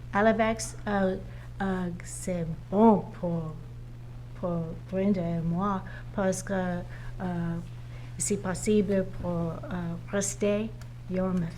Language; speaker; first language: French; non-native, learner; English